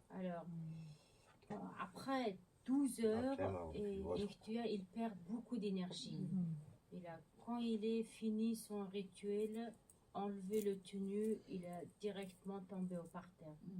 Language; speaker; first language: French; non-native, learner; Mongolian